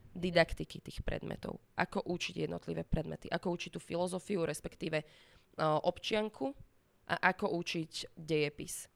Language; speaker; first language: Slovak; native; Slovak